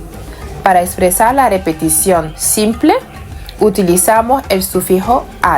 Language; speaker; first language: Spanish; non-native, fluent; Wolof